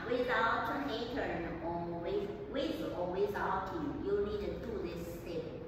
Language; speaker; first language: English; non-native, learner; Chinese